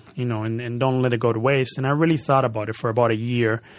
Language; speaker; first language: English; early bilingual, other home language; Spanish